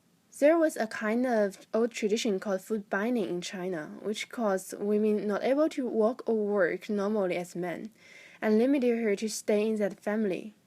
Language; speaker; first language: English; non-native, fluent; Chinese